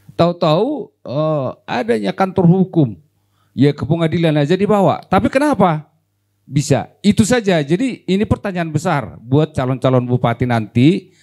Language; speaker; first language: Indonesian; non-native, local second language; Batak Toba